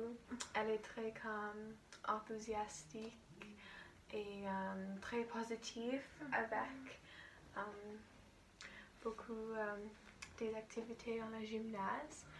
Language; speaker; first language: French; non-native, learner; English